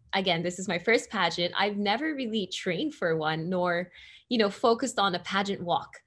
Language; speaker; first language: English; non-native, local second language; Filipino